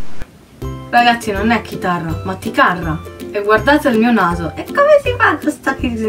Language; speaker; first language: Italian; native; Italian